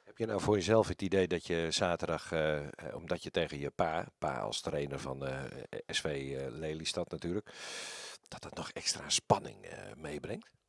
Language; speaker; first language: Dutch; native; Dutch